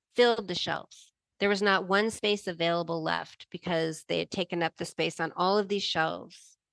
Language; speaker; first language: English; native; English